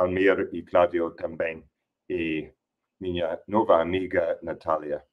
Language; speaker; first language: Portuguese; non-native, fluent; English